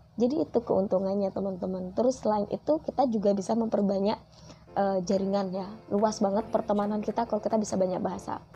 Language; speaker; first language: Indonesian; native; Indonesian